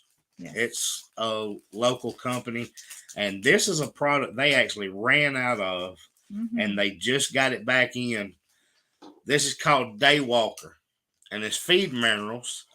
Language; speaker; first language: English; native; English